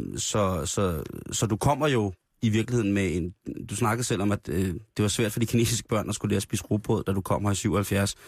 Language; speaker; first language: Danish; native; Danish